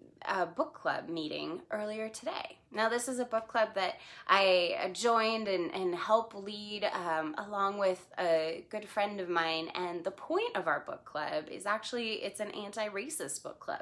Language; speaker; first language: English; native; English